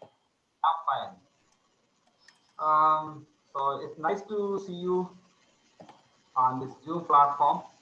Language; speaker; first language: English; non-native, local second language; Telugu